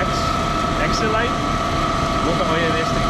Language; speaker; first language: Spanish; non-native, learner; English